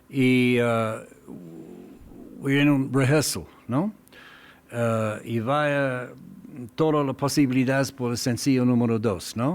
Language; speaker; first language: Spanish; non-native, learner; English